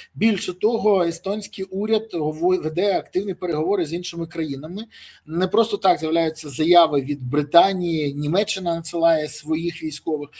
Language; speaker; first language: Ukrainian; native; Ukrainian